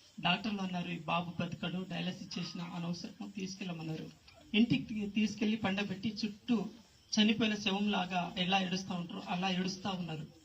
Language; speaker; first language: Telugu; non-native, local second language; Lambadi